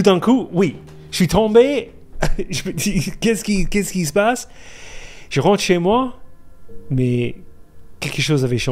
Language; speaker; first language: French; non-native, fluent; English